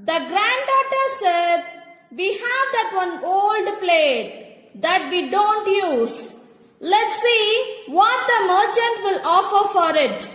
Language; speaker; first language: English; non-native, local second language; Tamil